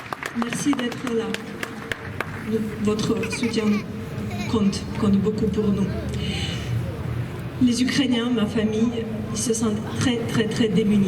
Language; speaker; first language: French; non-native, fluent; Ukrainian